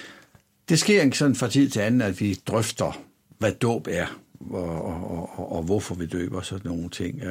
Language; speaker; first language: Danish; native; Danish